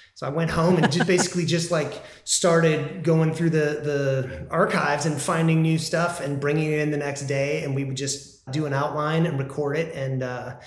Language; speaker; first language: English; native; English